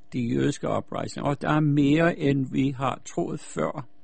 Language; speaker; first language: Danish; early bilingual, other home language; German